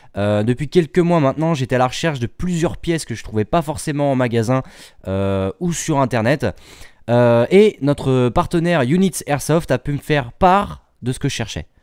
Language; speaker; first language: French; native; French